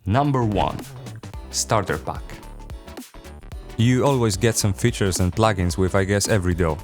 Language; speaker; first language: English; non-native, fluent; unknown